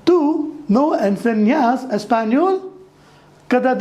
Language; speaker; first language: Spanish; non-native, fluent; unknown